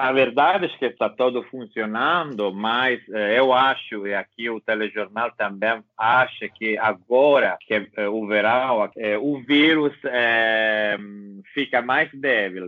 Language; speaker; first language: Portuguese; non-native, learner; Italian